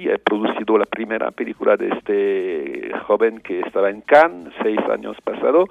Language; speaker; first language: Spanish; non-native, learner; French